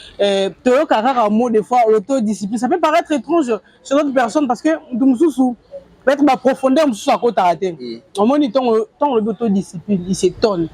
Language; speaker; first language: French; non-native, local second language; Lingala